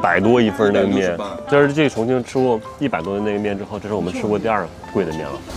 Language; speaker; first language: Chinese; native; Chinese